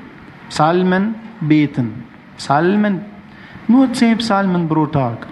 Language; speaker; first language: German; non-native, fluent; Arabic